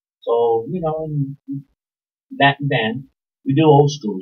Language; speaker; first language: English; early bilingual, other home language; Spanish